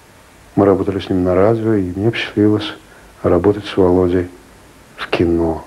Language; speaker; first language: Russian; native; Russian